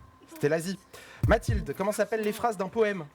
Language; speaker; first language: French; native; French